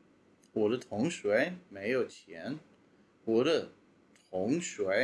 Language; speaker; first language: Chinese; non-native, learner; English